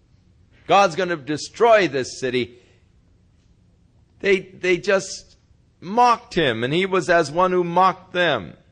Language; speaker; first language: English; native; English